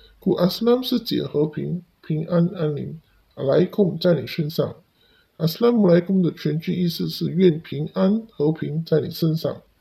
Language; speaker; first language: Chinese; non-native, local second language; Cantonese